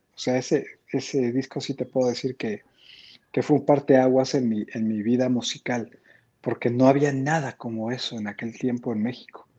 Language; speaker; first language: Spanish; native; Spanish